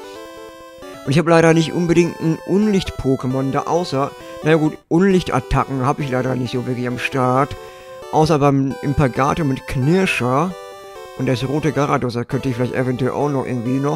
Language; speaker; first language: German; native; German